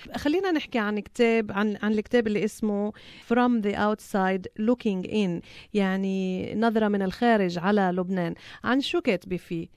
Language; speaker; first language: Arabic; native; Arabic